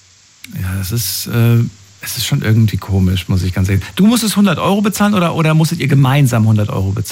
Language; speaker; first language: German; native; German